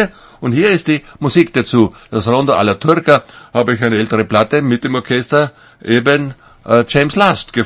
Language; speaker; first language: German; native; German